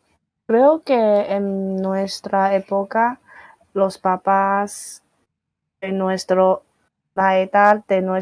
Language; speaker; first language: Spanish; non-native, fluent; Chinese